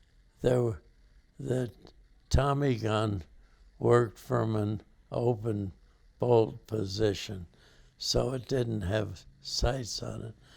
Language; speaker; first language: English; native; English